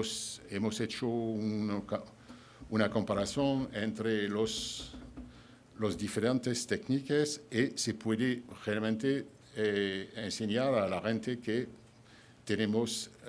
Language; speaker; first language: Spanish; non-native, fluent; French